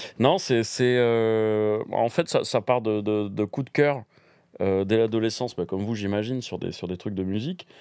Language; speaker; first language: French; native; French